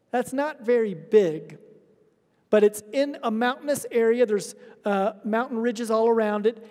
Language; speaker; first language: English; native; English